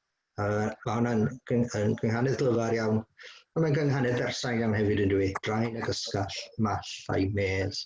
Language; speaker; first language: Welsh; native; Welsh